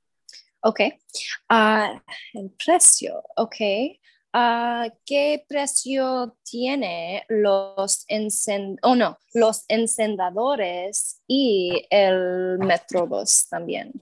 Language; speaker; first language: Spanish; non-native, learner; English